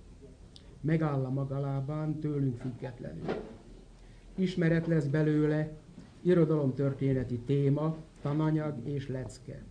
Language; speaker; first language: Hungarian; native; Hungarian